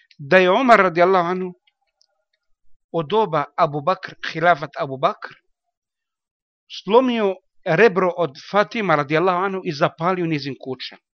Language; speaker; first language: Bosnian; non-native, learner; Arabic